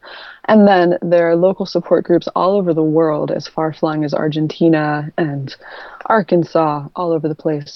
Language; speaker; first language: English; native; English